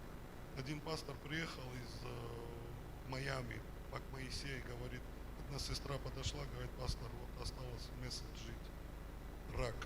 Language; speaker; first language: Russian; non-native, fluent; Armenian